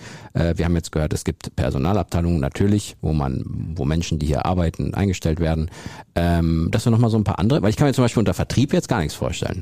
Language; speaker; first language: German; native; German